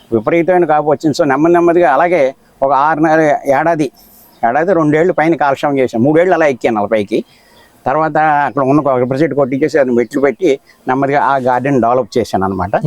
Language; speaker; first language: Telugu; native; Telugu